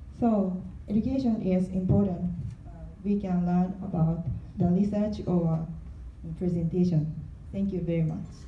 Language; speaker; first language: English; non-native, learner; Korean